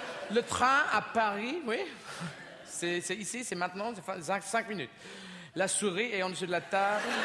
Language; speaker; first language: French; non-native, fluent; English